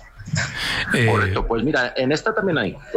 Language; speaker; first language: Spanish; native; Spanish